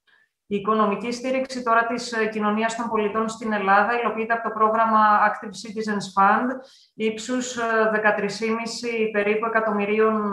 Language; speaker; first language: Greek; native; Greek